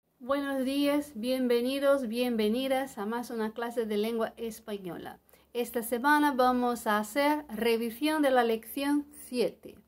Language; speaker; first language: Spanish; non-native, fluent; Portuguese